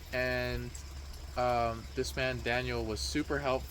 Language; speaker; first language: English; native; English